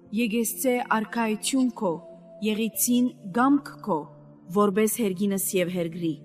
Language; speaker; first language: Armenian; native; Armenian